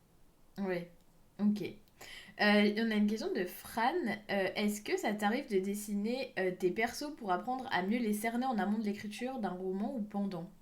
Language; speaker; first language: French; native; French